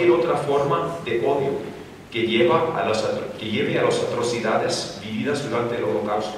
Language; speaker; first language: Spanish; non-native, fluent; English